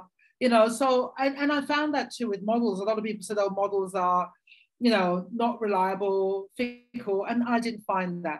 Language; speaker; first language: English; native; English